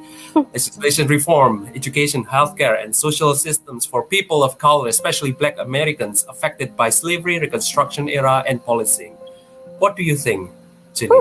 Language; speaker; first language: English; non-native, fluent; Indonesian